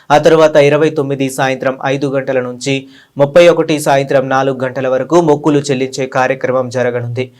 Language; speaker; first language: Telugu; native; Telugu